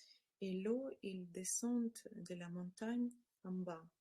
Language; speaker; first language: French; non-native, learner; Russian